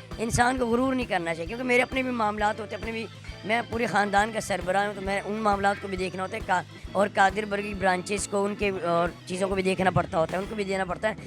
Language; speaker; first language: Urdu; non-native, local second language; Pashto